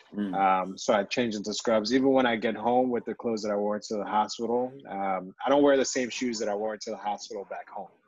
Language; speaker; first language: English; early bilingual, other home language; Yoruba